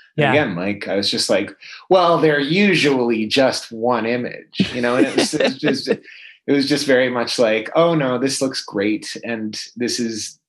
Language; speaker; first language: English; native; English